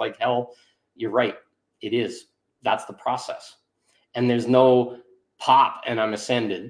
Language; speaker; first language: English; native; English